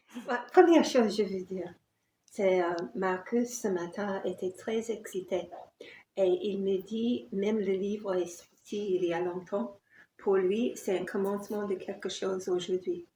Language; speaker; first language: French; non-native, fluent; English